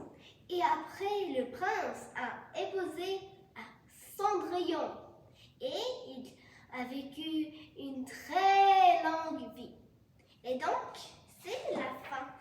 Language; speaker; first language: French; non-native, learner; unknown